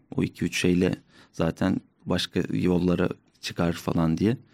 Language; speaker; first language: Turkish; native; Turkish